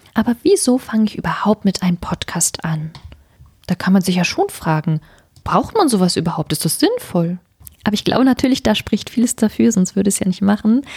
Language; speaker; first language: German; native; German